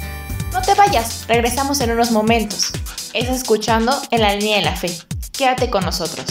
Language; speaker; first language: Spanish; native; Spanish